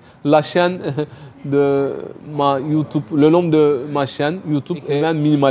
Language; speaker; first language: French; non-native, fluent; Turkish